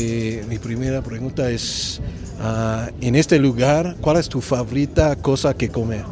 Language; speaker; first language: Spanish; non-native, learner; English